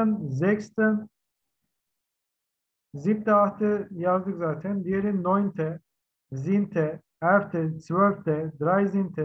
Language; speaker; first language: German; non-native, fluent; Turkish